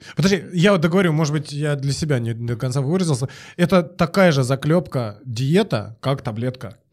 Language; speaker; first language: Russian; native; Russian